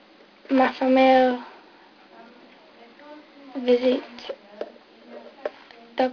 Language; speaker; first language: French; non-native, learner; English